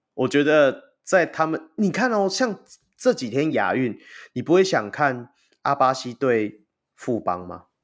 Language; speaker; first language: Chinese; native; Chinese